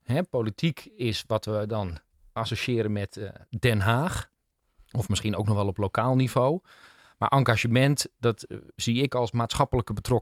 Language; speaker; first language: Dutch; native; Dutch